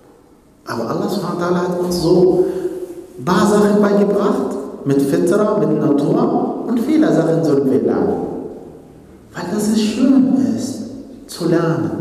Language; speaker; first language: German; non-native, fluent; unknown